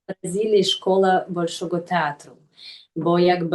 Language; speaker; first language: Polish; non-native, fluent; Russian